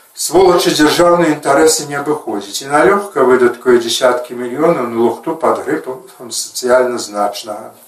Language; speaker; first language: Belarusian; native; Belarusian